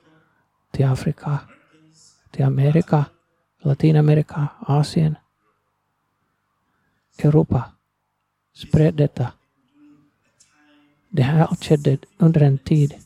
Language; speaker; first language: Swedish; non-native, fluent; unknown